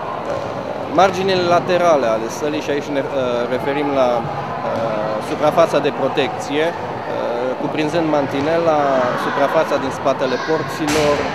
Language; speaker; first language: Romanian; native; Romanian